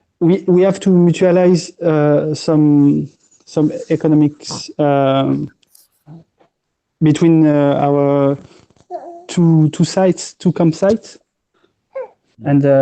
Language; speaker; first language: English; non-native, fluent; French